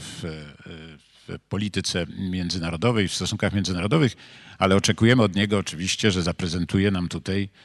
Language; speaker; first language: Polish; native; Polish